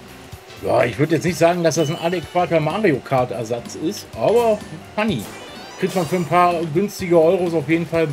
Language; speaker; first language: German; native; German